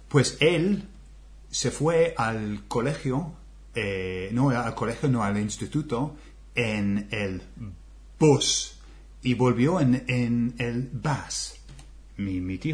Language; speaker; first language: Spanish; non-native, fluent; English